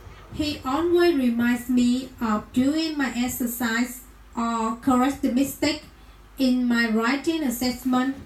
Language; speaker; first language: English; non-native, learner; Vietnamese